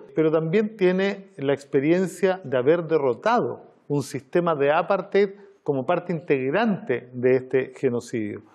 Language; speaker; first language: Spanish; native; Spanish